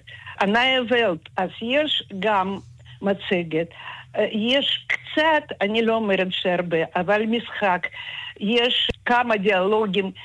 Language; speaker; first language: Hebrew; non-native, fluent; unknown